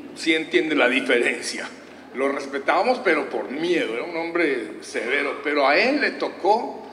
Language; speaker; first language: Spanish; native; Spanish